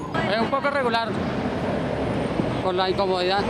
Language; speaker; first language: Spanish; native; Spanish